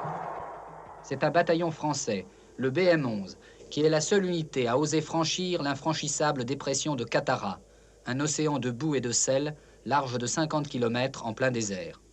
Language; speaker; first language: French; native; French